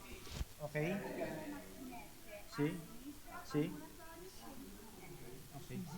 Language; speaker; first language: Italian; non-native, learner; Filipino